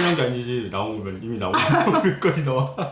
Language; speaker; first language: Korean; native; Korean